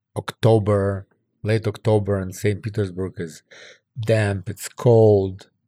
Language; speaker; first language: English; early bilingual, other home language; Russian